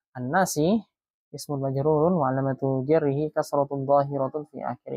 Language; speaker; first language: Arabic; non-native, fluent; Indonesian